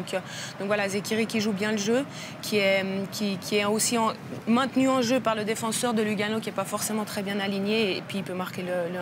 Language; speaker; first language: French; native; French